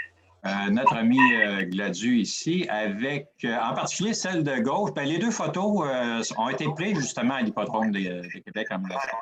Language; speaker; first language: French; native; French